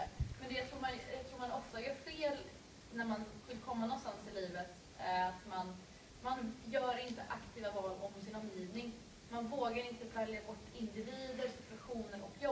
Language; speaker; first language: Swedish; native; Swedish